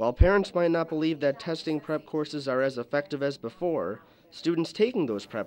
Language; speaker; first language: English; native; English